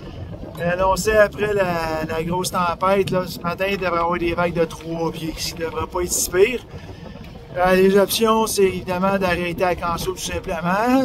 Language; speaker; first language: French; native; French